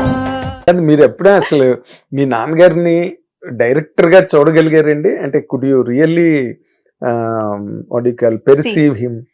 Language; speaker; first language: Telugu; native; Telugu